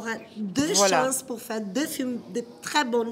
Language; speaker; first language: French; non-native, learner; Portuguese